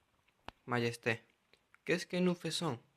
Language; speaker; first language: French; non-native, learner; Spanish